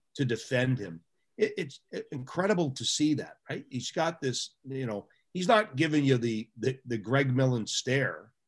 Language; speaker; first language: English; native; English